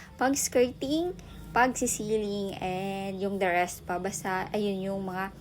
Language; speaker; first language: Filipino; non-native, local second language; Bikol